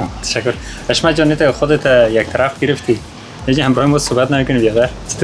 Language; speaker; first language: Persian; native; Persian